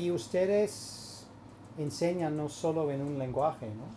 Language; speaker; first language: Spanish; non-native, fluent; English